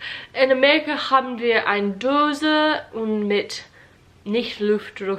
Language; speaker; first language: German; non-native, learner; English